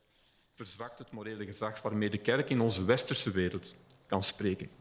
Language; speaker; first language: Dutch; native; Dutch